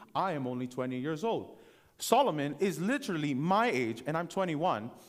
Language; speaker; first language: English; native; English